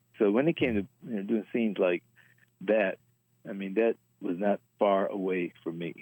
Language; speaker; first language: English; native; English